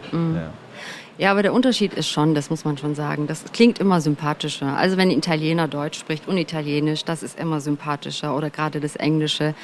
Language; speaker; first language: German; early bilingual, other home language; Turkish